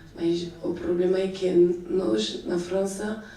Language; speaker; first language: Portuguese; non-native, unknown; French